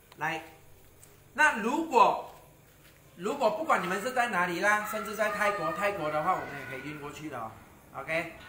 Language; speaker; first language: Chinese; native; Chinese